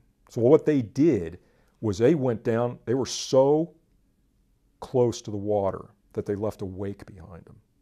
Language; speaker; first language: English; native; English